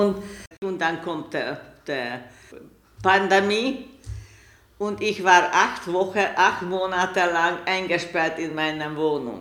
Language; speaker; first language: German; non-native, learner; Hungarian